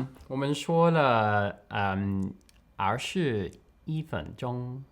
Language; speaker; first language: Chinese; non-native, learner; English